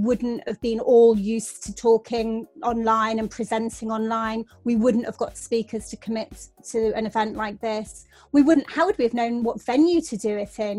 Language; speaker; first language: English; native; English